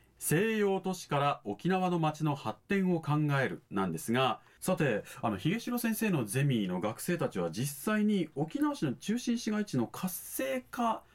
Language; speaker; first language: Japanese; native; Japanese